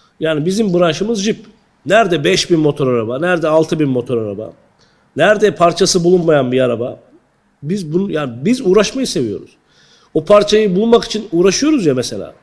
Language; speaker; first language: Turkish; native; Turkish